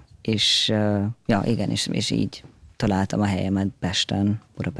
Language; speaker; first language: Hungarian; early bilingual, heritage; German